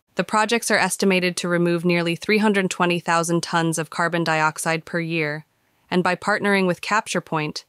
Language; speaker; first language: English; native; English